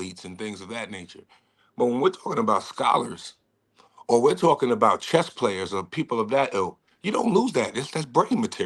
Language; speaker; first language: English; native; English